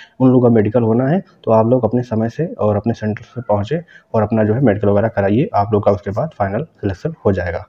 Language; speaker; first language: Hindi; native; Hindi